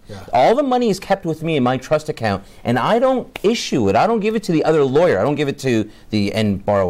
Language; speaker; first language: English; native; English